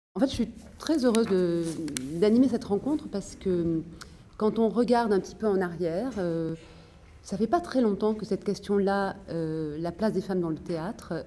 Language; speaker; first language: French; native; French